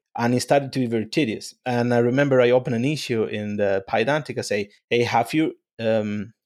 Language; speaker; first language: English; non-native, fluent; Spanish